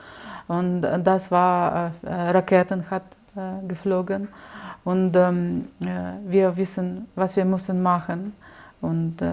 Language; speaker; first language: German; non-native, learner; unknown